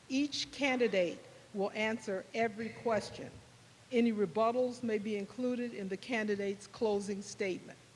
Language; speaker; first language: English; native; English